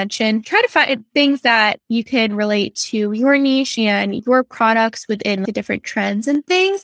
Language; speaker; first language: English; native; English